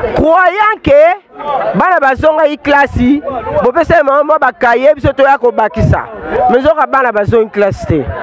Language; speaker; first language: Lingala; non-native, local second language; Kongo